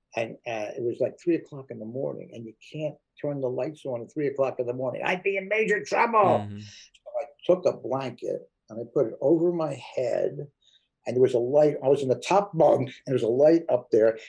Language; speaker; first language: English; native; English